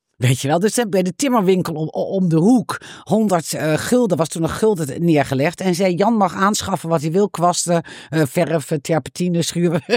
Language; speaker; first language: Dutch; native; Dutch